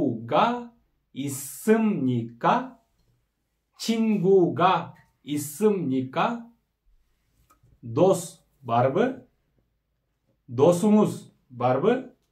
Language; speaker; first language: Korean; non-native, fluent; Kyrgyz